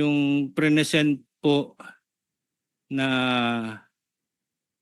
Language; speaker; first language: Filipino; native; Filipino